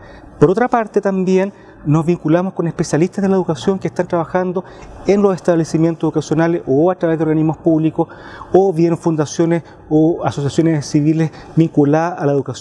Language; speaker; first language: Spanish; native; Spanish